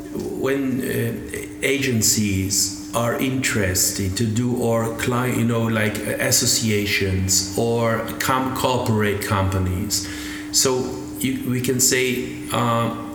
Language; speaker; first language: English; non-native, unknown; German